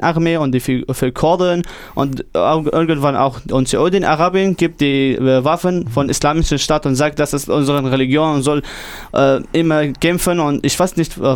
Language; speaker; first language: German; non-native, learner; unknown